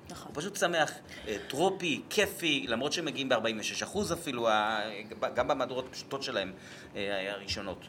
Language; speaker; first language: Hebrew; native; Hebrew